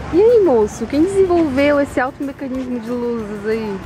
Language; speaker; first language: Portuguese; native; Portuguese